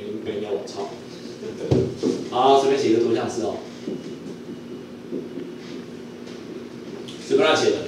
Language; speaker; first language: Chinese; native; Chinese